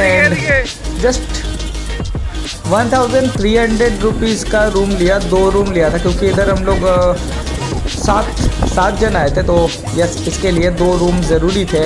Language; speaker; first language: Hindi; non-native, local second language; Bangla